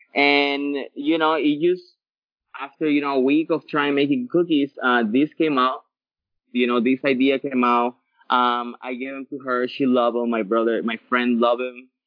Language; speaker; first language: English; early bilingual, other home language; Spanish